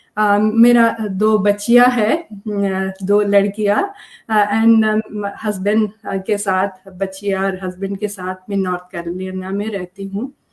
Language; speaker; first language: Hindi; non-native, local second language; Telugu